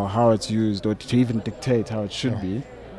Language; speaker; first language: English; non-native, local second language; Zulu